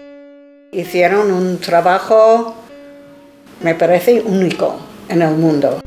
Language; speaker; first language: Spanish; non-native, fluent; English